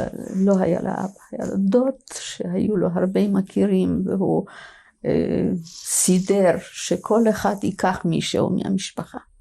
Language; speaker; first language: Hebrew; non-native, fluent; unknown